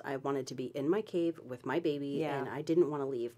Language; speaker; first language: English; native; English